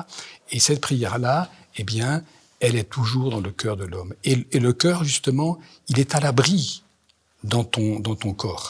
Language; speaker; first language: French; native; French